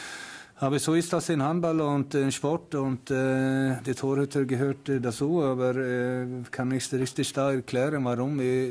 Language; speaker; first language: German; non-native, fluent; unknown